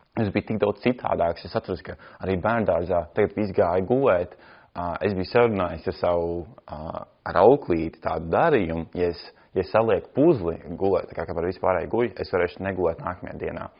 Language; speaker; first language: Latvian; native; Latvian